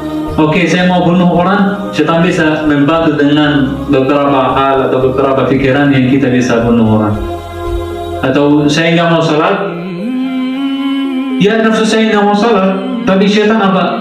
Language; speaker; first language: Indonesian; non-native, fluent; Arabic